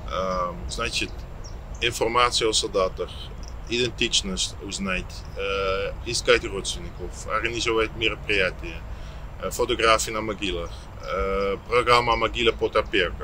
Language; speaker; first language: Russian; non-native, learner; Dutch